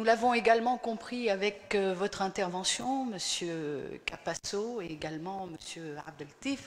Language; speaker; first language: French; non-native, local second language; Arabic